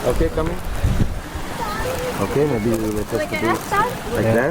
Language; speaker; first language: English; non-native, learner; Indonesian